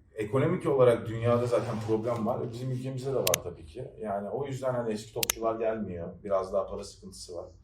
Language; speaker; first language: Turkish; native; Turkish